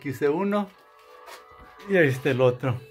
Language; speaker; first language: Spanish; early bilingual, heritage; Spanish